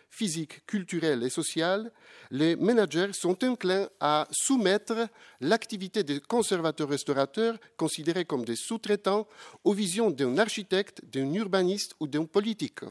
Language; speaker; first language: French; non-native, fluent; Polish